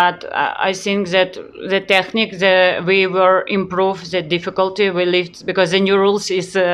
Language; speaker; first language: English; non-native, learner; Ukrainian